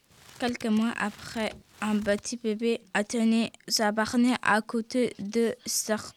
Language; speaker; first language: French; non-native, learner; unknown